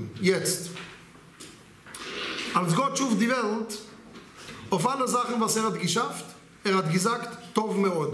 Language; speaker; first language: German; non-native, learner; Hebrew